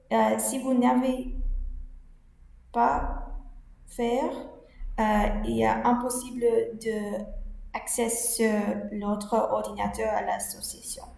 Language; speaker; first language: French; non-native, learner; English